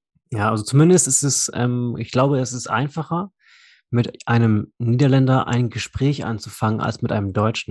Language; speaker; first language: German; native; German